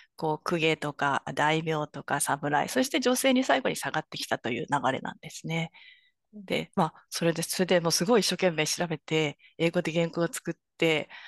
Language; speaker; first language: Japanese; native; Japanese